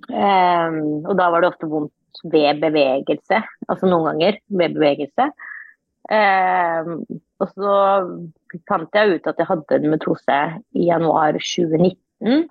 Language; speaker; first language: Norwegian; early bilingual, other home language; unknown